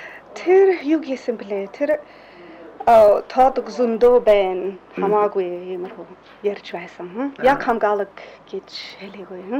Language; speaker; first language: Mongolian; non-native, fluent; English